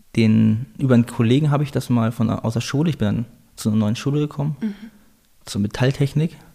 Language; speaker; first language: German; native; German